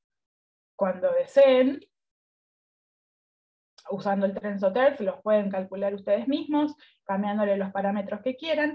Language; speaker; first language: Spanish; native; Spanish